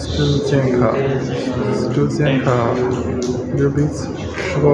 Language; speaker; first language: Ukrainian; non-native, learner; Chinese